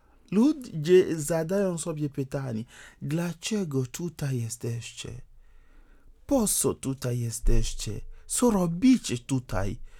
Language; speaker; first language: Polish; non-native, fluent; Ewe